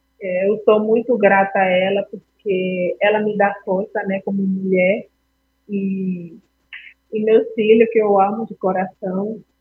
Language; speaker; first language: Portuguese; non-native, fluent; Spanish